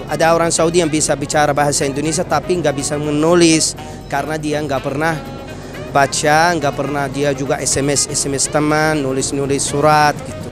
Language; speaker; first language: Indonesian; non-native, fluent; Arabic